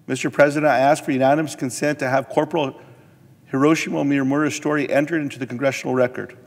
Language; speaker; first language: English; native; English